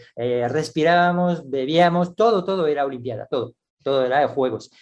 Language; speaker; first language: Spanish; non-native, fluent; French